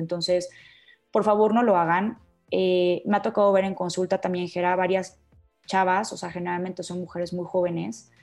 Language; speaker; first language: Spanish; native; Spanish